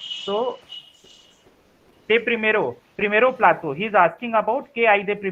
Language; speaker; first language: Spanish; non-native, fluent; Hindi